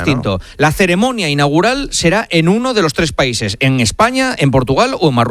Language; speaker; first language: Spanish; native; Spanish